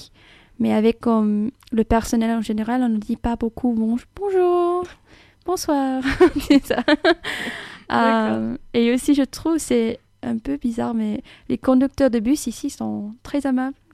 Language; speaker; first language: French; non-native, fluent; English